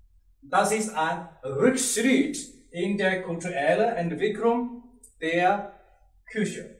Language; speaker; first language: German; non-native, learner; Chinese